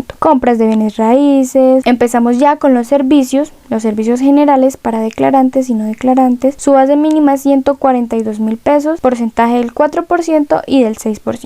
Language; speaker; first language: Spanish; native; Spanish